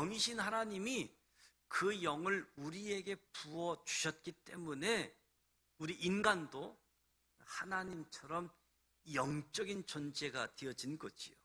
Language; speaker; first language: Korean; native; Korean